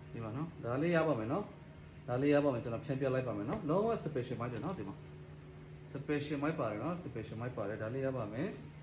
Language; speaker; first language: Burmese; native; Burmese